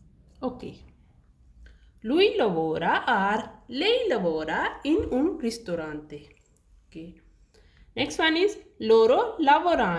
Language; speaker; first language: Italian; non-native, learner; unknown